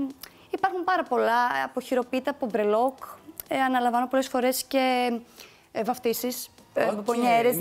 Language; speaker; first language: Greek; native; Greek